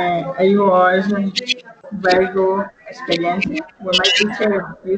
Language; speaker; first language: English; non-native, learner; Spanish